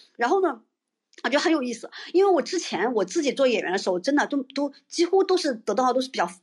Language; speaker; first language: Chinese; native; Chinese